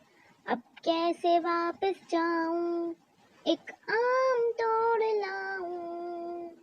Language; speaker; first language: Urdu; native; Urdu